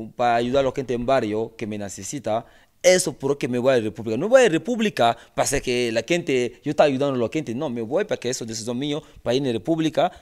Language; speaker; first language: Spanish; non-native, fluent; French